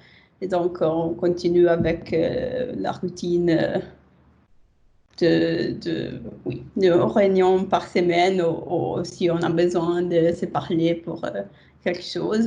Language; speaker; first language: French; non-native, fluent; Italian